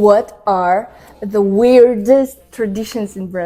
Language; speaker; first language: English; non-native, fluent; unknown